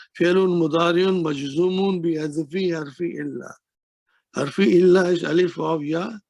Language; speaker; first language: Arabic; non-native, fluent; Urdu